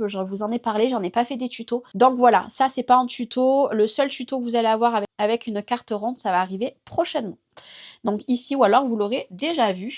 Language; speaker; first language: French; native; French